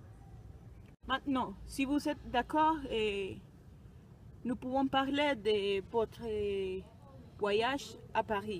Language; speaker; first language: French; non-native, learner; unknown